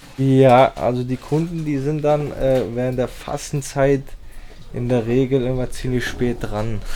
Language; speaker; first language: German; early bilingual, other home language; Persian